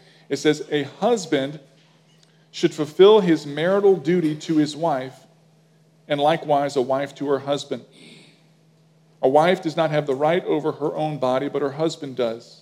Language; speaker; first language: English; native; English